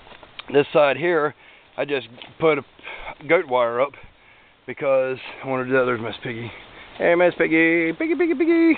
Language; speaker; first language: English; native; English